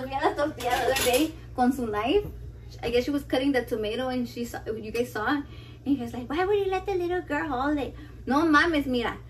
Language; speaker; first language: English; early bilingual, other home language; Spanish